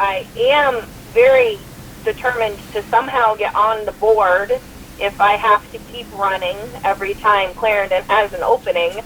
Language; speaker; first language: English; native; English